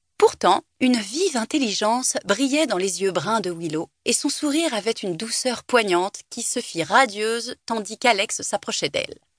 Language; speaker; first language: French; native; French